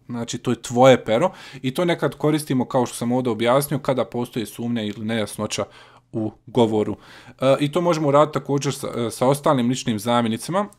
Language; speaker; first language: Bosnian; native; Bosnian